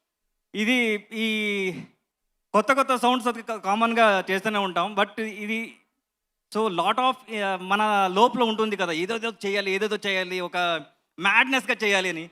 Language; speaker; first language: Telugu; non-native, learner; Kannada